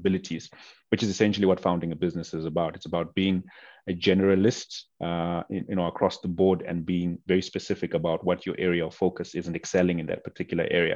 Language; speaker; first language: English; non-native, local second language; North Ndebele